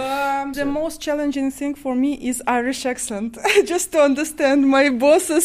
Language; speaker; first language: English; non-native, learner; Ukrainian